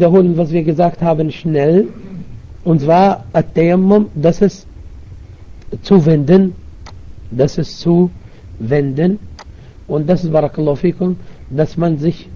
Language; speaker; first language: German; non-native, fluent; Arabic